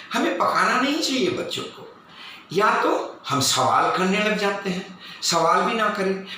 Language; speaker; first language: Hindi; non-native, local second language; Bangla